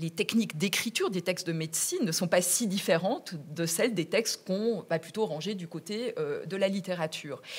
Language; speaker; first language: French; native; French